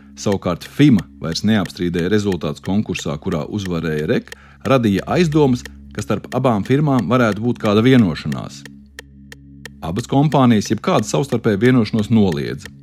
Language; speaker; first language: Latvian; native; Latvian